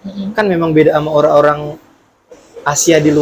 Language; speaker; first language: Indonesian; native; Indonesian